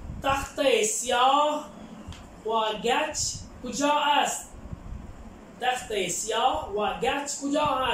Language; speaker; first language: Persian; non-native, fluent; Urdu